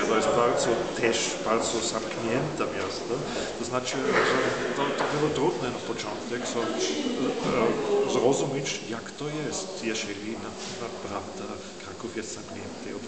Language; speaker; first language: Polish; non-native, learner; German